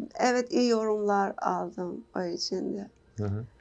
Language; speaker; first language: Turkish; non-native, learner; Persian